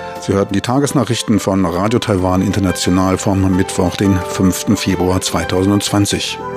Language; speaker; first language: German; native; German